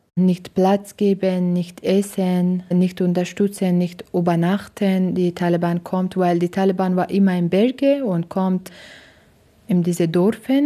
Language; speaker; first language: German; non-native, learner; Persian